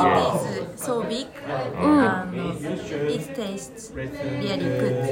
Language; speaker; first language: English; non-native, learner; Japanese